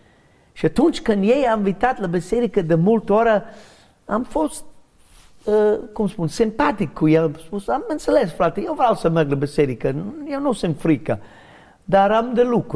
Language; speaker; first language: Romanian; non-native, learner; English